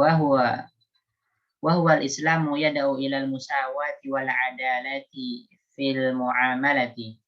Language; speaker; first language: Arabic; non-native, learner; Indonesian